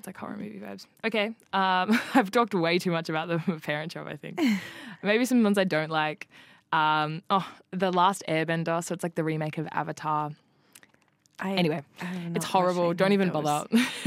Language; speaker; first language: English; native; English